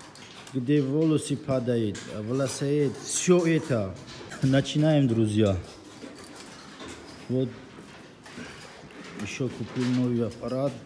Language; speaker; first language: Russian; non-native, learner; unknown